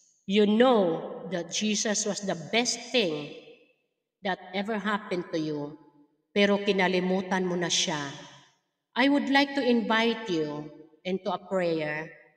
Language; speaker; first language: English; non-native, local second language; Filipino